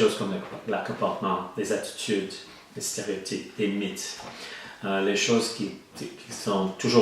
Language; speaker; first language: French; non-native, learner; English